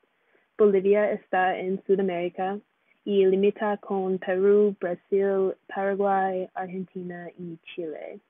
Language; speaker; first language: Spanish; non-native, learner; English